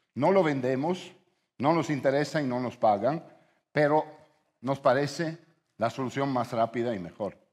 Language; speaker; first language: Spanish; non-native, fluent; Italian